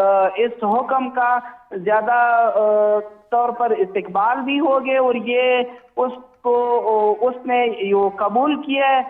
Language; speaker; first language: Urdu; non-native, fluent; Pashto